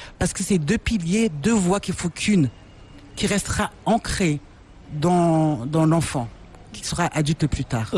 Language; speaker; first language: French; non-native, local second language; Lingala